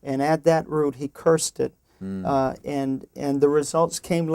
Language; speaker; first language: English; native; English